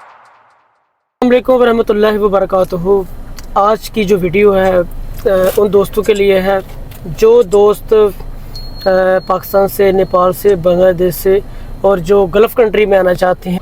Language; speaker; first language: Hindi; native; Hindi